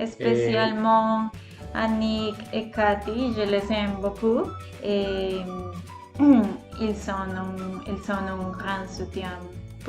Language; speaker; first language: French; non-native, fluent; Spanish